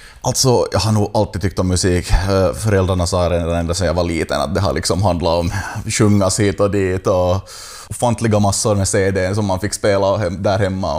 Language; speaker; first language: Swedish; native; Swedish